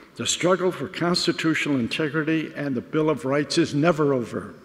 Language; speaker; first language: English; native; English